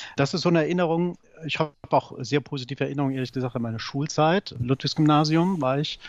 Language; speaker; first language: German; native; German